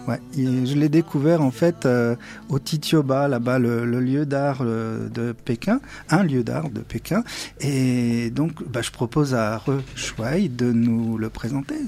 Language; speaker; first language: French; native; French